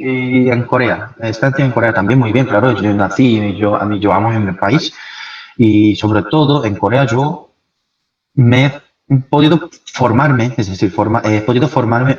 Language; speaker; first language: Spanish; non-native, fluent; Korean